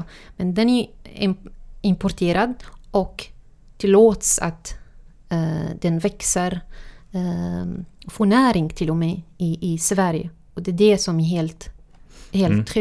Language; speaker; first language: Swedish; non-native, fluent; Arabic